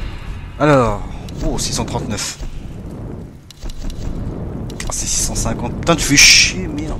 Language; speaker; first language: French; native; French